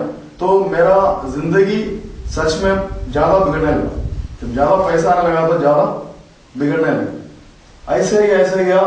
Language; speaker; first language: Hindi; non-native, local second language; Malayalam